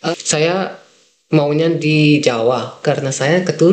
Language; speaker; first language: Indonesian; non-native, fluent; Dutch